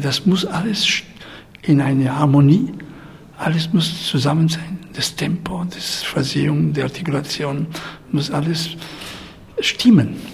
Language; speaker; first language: German; non-native, fluent; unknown